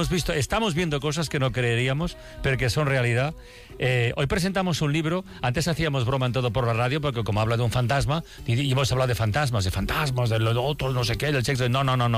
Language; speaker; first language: Spanish; native; Spanish